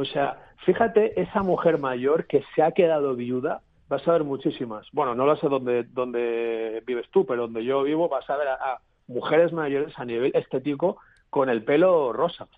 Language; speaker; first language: Spanish; native; Spanish